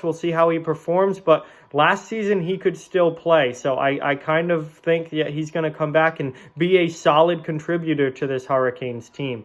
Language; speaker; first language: English; native; English